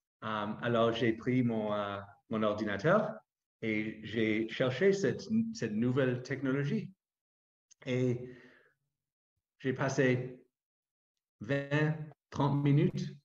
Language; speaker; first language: French; non-native, fluent; English